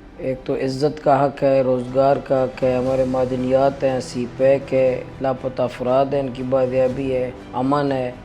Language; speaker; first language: Urdu; non-native, local second language; Baluchi